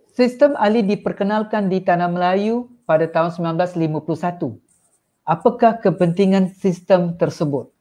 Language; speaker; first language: Malay; non-native, local second language; Tamil